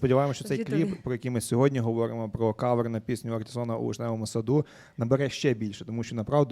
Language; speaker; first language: Ukrainian; native; Ukrainian